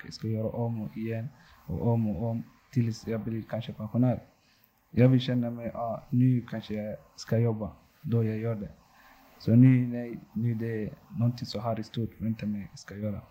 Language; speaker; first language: Swedish; non-native, local second language; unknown